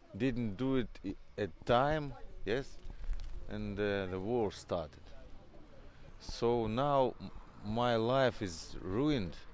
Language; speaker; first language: English; non-native, fluent; Norwegian